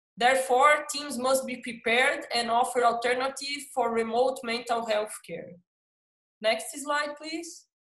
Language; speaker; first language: English; non-native, fluent; Portuguese